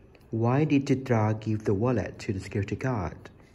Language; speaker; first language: English; non-native, fluent; Thai